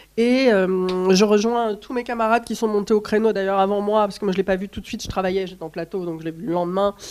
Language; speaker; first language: French; native; French